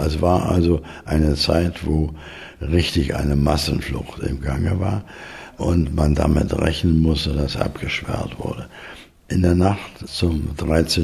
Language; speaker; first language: German; native; German